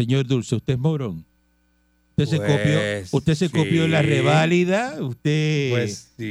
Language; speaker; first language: Spanish; native; Spanish